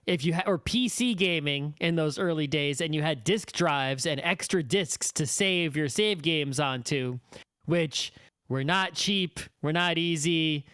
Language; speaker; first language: English; native; English